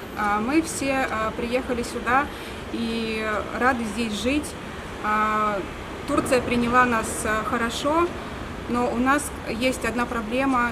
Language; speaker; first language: Russian; native; Russian